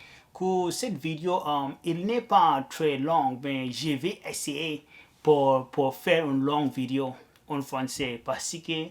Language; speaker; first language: French; non-native, learner; Arabic